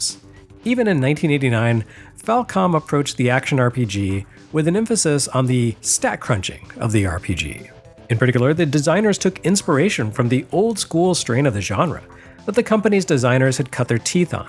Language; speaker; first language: English; native; English